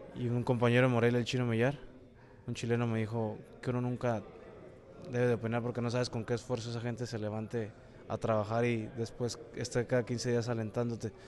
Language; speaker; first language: Spanish; native; Spanish